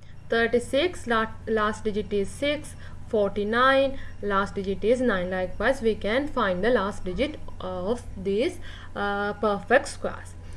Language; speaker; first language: English; non-native, local second language; Sinhala